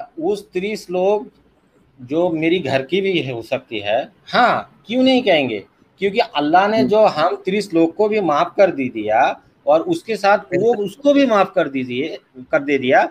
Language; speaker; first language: Hindi; non-native, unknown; Bangla